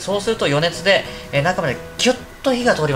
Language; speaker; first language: Japanese; native; Japanese